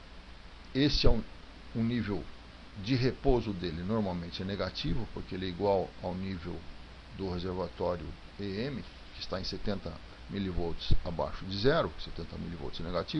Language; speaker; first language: Portuguese; native; Portuguese